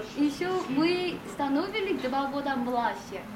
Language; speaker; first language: Russian; non-native, learner; Korean